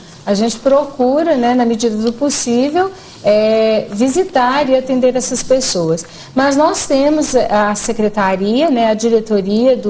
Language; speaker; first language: Portuguese; native; Portuguese